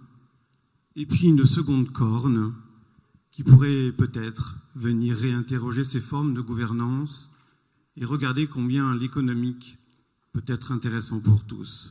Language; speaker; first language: French; native; French